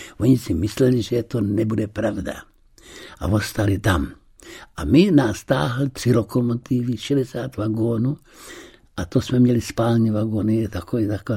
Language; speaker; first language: Czech; early bilingual, heritage; Czech